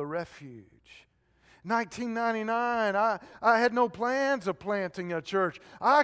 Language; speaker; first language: English; native; English